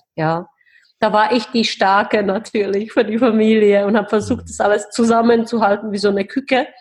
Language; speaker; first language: German; non-native, fluent; Czech